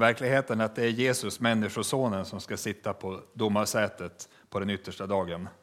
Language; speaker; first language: Swedish; native; Swedish